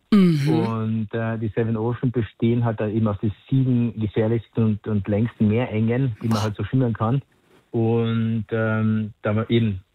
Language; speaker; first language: German; native; German